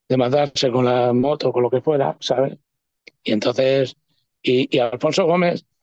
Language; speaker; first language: Spanish; native; Spanish